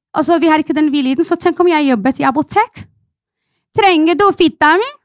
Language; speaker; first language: Norwegian; non-native, fluent; Arabic